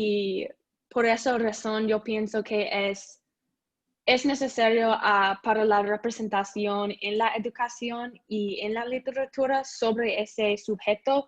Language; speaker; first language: Spanish; non-native, learner; English